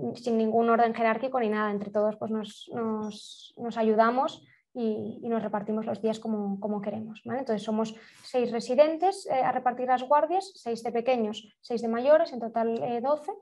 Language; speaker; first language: Spanish; native; Spanish